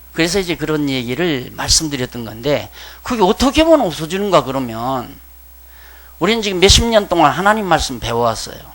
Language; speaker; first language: Korean; native; Korean